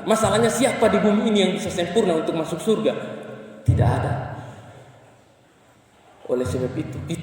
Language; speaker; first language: Indonesian; non-native, local second language; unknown